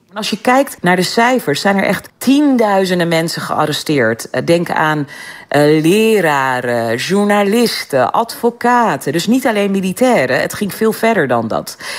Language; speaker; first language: Dutch; early bilingual, other home language; Turkish